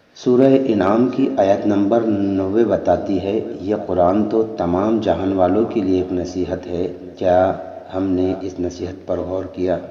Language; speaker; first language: Urdu; native; Urdu